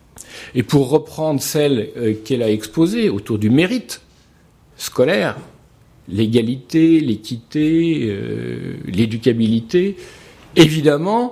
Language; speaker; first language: French; native; French